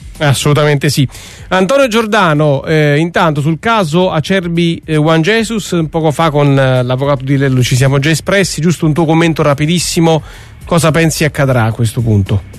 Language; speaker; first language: Italian; native; Italian